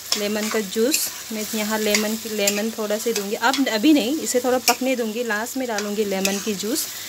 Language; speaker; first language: Hindi; non-native, local second language; Nepali